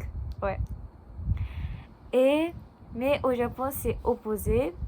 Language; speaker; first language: French; non-native, learner; Japanese